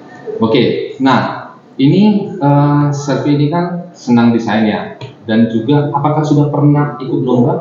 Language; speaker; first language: Indonesian; non-native, local second language; Javanese